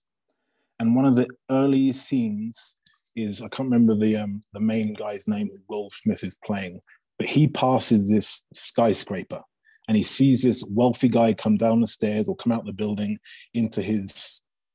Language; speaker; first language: English; native; English